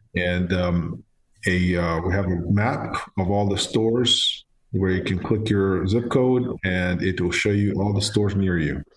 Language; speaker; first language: English; non-native, fluent; Georgian